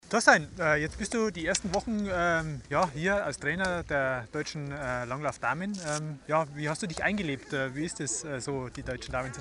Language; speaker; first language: German; native; German